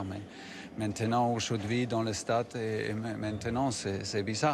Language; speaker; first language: French; non-native, fluent; German